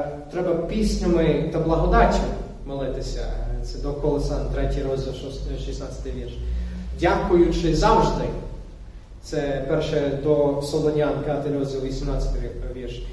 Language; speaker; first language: Ukrainian; non-native, fluent; English